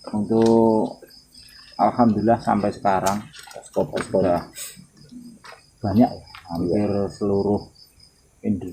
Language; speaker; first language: Indonesian; non-native, local second language; Javanese